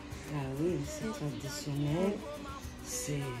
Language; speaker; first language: French; non-native, local second language; Comorian